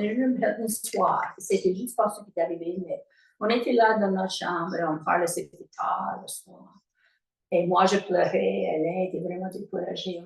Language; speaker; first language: French; native; French